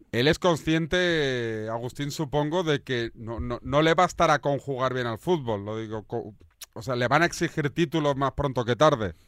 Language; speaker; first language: Spanish; native; Spanish